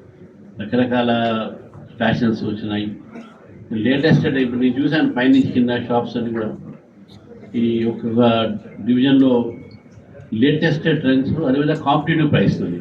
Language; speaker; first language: Telugu; native; Telugu